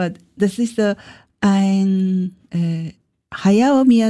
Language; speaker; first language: German; non-native, learner; Japanese